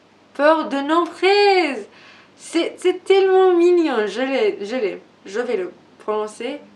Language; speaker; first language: French; non-native, learner; Persian